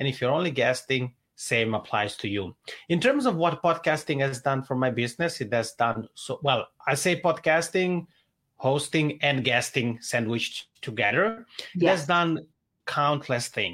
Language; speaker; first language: English; non-native, fluent; Italian